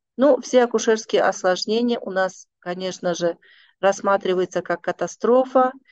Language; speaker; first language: Russian; non-native, local second language; Uzbek